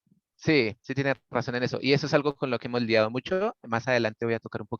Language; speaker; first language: Spanish; native; Spanish